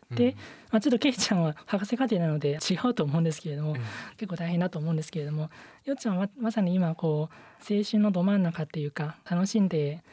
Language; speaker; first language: Japanese; non-native, fluent; Chinese